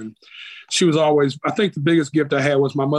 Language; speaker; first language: English; native; English